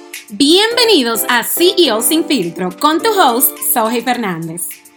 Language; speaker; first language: Spanish; native; Spanish